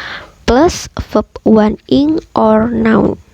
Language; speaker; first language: English; non-native, fluent; Indonesian